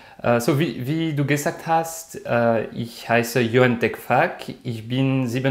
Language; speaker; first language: German; non-native, learner; French